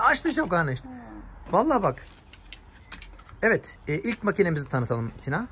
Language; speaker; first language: Turkish; native; Turkish